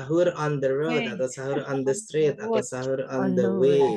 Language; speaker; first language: English; non-native, fluent; Indonesian